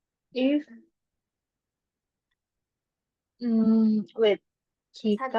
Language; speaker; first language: English; non-native, learner; Indonesian